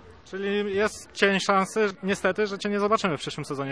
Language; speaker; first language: Polish; native; Polish